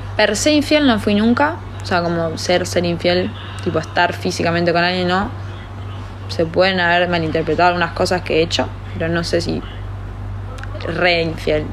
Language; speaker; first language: Spanish; native; Spanish